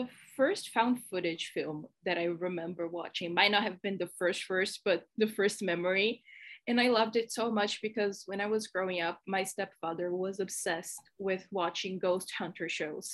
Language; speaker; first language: English; non-native, fluent; Portuguese